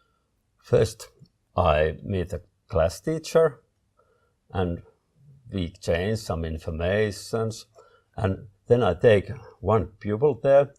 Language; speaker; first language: English; non-native, fluent; Finnish